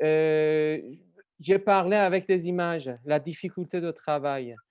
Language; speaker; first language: French; non-native, learner; Persian